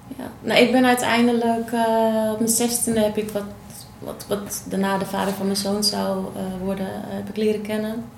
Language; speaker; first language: Dutch; native; Dutch